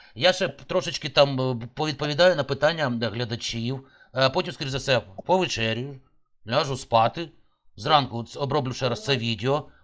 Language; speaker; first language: Ukrainian; native; Ukrainian